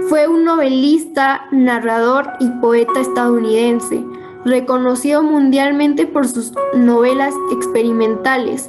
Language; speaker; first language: Spanish; native; Spanish